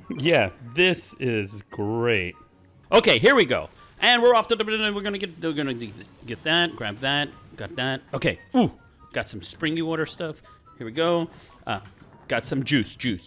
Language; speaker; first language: English; native; English